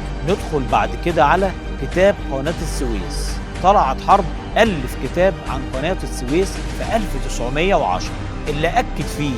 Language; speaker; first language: Arabic; native; Arabic